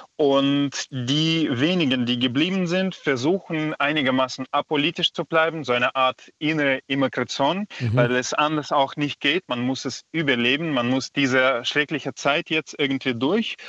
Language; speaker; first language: German; non-native, fluent; Belarusian